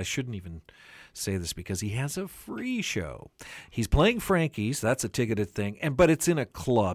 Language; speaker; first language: English; non-native, fluent; Ukrainian